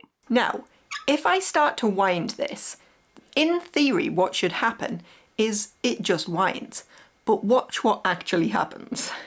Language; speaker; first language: English; native; English